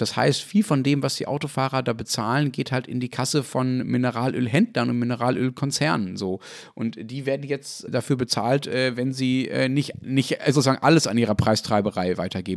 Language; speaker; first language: German; native; German